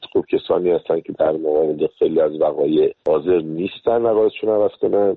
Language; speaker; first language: Persian; native; Persian